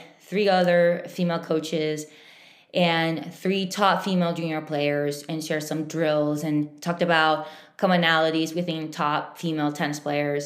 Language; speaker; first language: English; non-native, fluent; Spanish